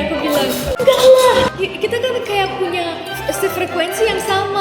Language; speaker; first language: Indonesian; non-native, fluent; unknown